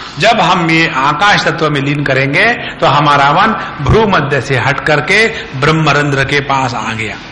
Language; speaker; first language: Hindi; non-native, local second language; Marathi